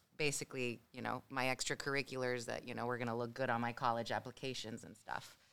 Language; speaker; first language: English; early bilingual, other home language; Spanish